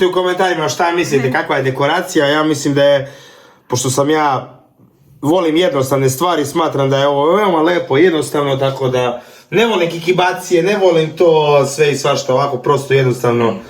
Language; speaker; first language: Croatian; native; Croatian